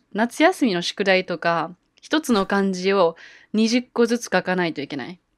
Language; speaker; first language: Japanese; native; Japanese